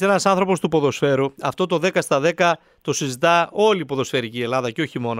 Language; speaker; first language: Greek; native; Greek